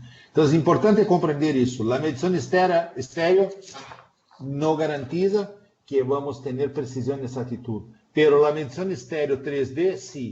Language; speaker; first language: Spanish; non-native, fluent; Portuguese